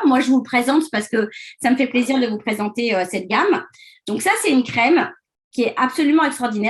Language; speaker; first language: French; native; French